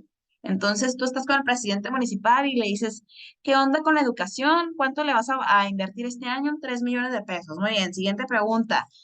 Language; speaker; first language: Spanish; native; Spanish